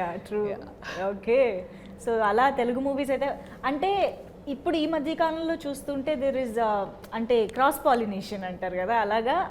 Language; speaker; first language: Telugu; native; Telugu